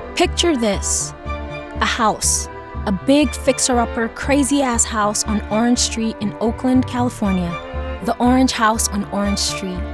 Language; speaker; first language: English; non-native, local second language; Hausa